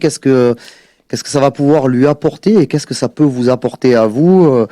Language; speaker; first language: French; native; French